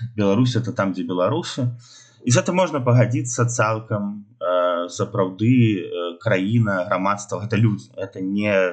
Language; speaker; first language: Belarusian; non-native, local second language; Russian